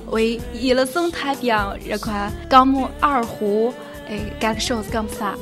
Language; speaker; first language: French; non-native, learner; Chinese